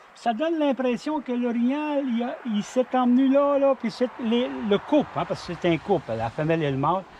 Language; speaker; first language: French; native; French